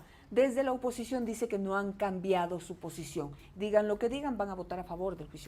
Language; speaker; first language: Spanish; native; Spanish